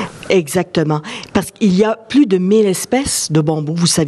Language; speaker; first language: French; native; French